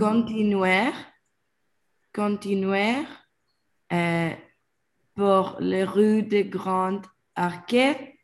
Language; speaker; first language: French; non-native, learner; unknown